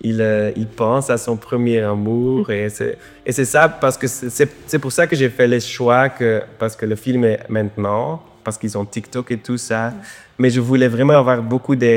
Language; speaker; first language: French; non-native, learner; Dutch